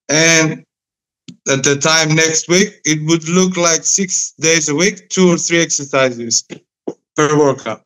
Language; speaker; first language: English; non-native, fluent; Greek